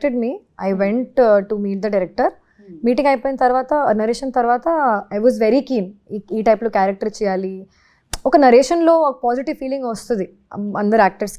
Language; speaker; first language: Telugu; non-native, local second language; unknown